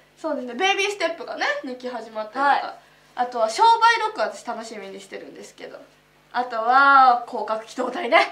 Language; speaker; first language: Japanese; native; Japanese